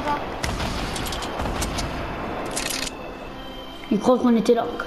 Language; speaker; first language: French; native; French